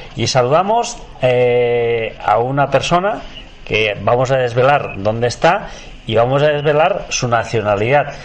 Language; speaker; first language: Spanish; native; Spanish